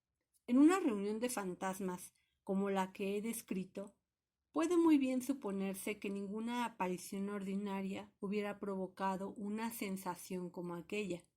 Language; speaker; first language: Spanish; native; Spanish